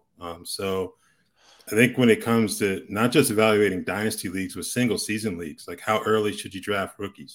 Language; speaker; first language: English; native; English